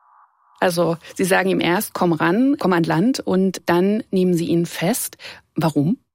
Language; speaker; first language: German; native; German